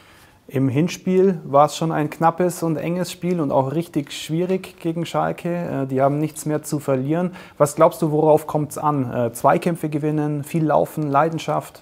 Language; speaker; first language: German; native; German